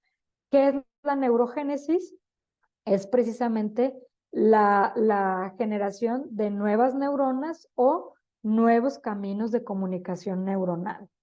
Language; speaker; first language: Spanish; native; Spanish